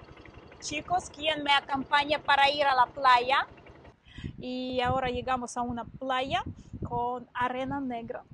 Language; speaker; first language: Spanish; non-native, learner; Russian